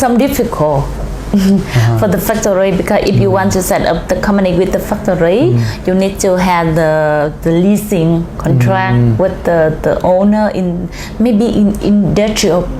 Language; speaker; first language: English; non-native, learner; Vietnamese